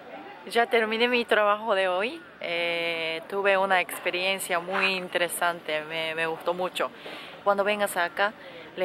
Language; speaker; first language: Spanish; non-native, learner; Japanese